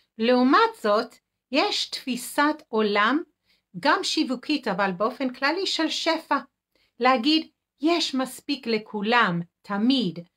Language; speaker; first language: Hebrew; non-native, fluent; English